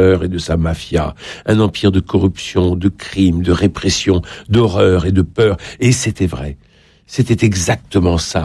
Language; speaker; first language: French; native; French